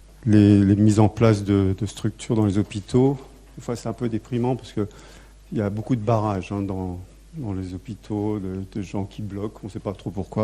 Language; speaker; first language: French; native; French